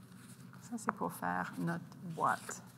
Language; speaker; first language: French; non-native, local second language; English